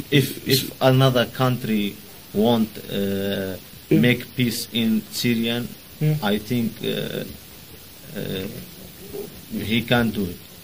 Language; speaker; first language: English; non-native, learner; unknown